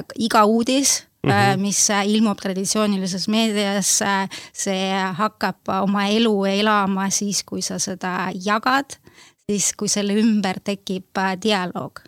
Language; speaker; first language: Estonian; non-native, local second language; Russian